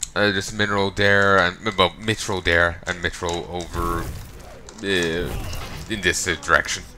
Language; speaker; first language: English; native; English